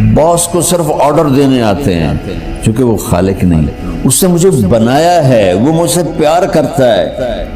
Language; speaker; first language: Urdu; non-native, local second language; Punjabi